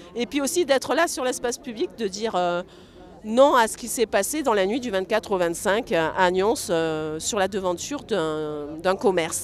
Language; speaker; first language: French; native; French